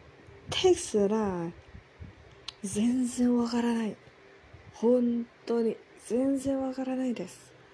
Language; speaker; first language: Japanese; non-native, learner; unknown